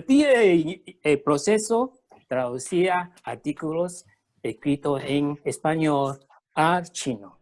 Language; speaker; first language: Spanish; early bilingual, other home language; Chinese